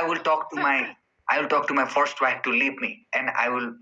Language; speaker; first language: English; non-native, learner; Nepali